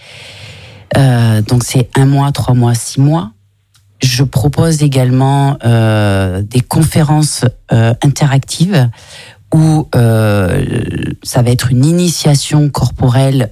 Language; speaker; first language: French; native; French